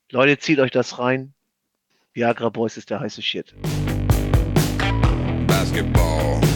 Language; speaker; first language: German; native; German